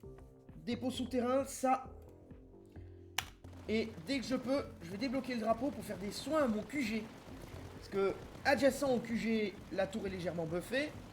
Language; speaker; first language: French; native; French